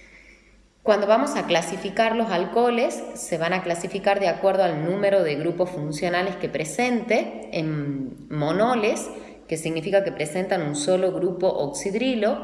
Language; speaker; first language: Spanish; native; Spanish